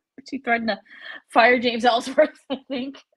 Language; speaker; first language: English; native; English